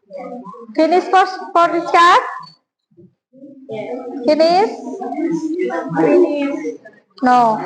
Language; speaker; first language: English; non-native, learner; Indonesian